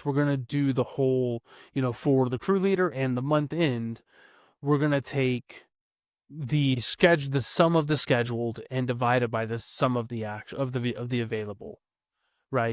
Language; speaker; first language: English; native; English